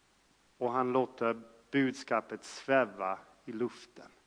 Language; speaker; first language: Swedish; non-native, fluent; English